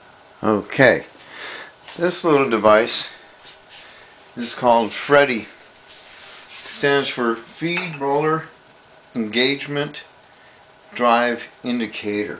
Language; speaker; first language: English; native; English